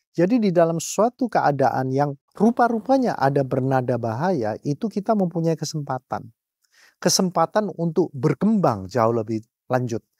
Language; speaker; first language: Indonesian; native; Indonesian